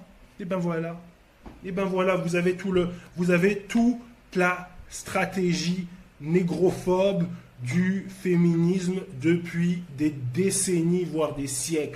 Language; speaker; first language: French; native; French